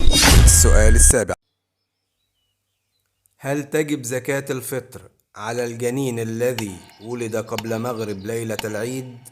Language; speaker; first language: Arabic; native; Arabic